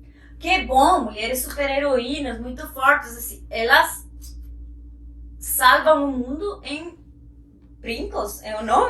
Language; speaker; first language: Portuguese; non-native, fluent; Spanish